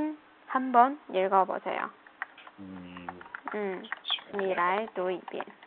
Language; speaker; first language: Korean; non-native, fluent; Chinese